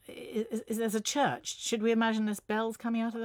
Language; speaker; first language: English; native; English